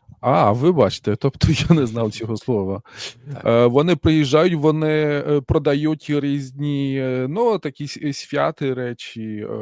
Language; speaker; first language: Ukrainian; non-native, fluent; Polish